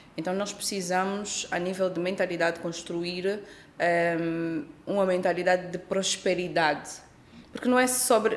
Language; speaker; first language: Portuguese; native; Portuguese